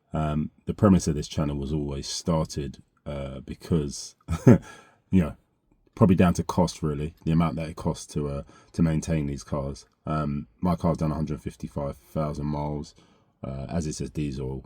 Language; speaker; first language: English; native; English